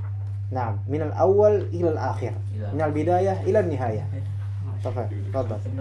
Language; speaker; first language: Arabic; non-native, fluent; Indonesian